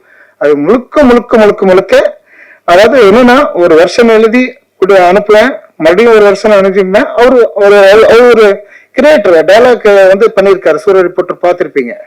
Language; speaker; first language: Tamil; native; Tamil